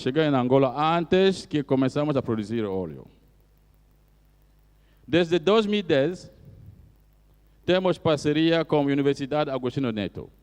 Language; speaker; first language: Portuguese; non-native, fluent; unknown